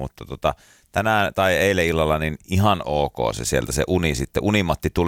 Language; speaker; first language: Finnish; native; Finnish